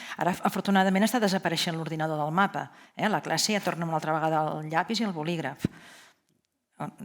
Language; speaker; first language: Catalan; native; Catalan